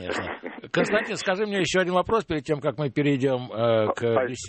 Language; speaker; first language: Russian; native; Russian